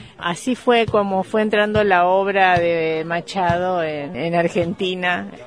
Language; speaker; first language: Spanish; native; Spanish